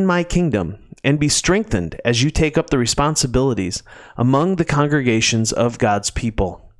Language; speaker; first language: English; native; English